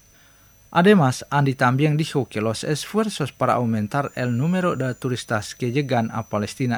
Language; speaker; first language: Spanish; non-native, fluent; Indonesian